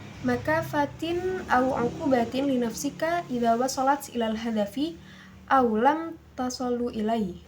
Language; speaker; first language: Arabic; non-native, learner; Indonesian